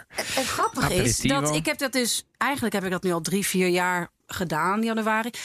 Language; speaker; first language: Dutch; native; Dutch